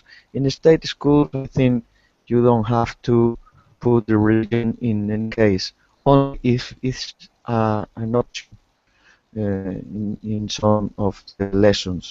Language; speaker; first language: English; non-native, learner; Spanish